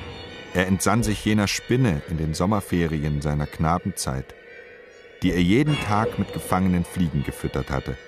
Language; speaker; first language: German; native; German